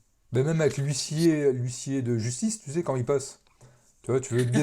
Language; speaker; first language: French; native; French